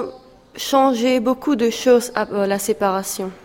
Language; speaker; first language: French; non-native, fluent; Slovak